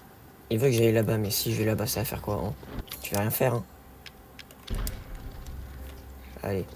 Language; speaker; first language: French; native; French